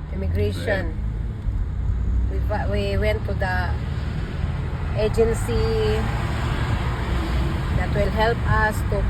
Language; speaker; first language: English; non-native, local second language; Cebuano